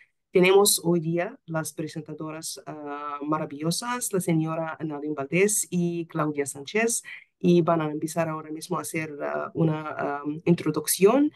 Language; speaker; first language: Spanish; non-native, fluent; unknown